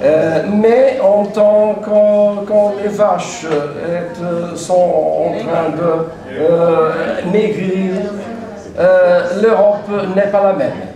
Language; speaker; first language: French; non-native, fluent; Portuguese